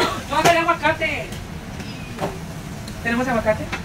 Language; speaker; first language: Spanish; early bilingual, other home language; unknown